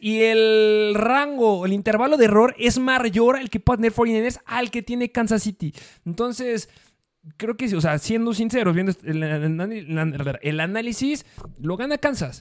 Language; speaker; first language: Spanish; native; Spanish